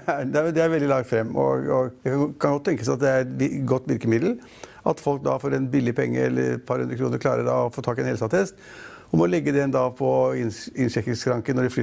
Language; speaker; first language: Norwegian; native; Norwegian